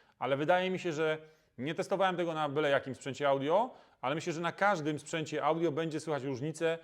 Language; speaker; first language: Polish; native; Polish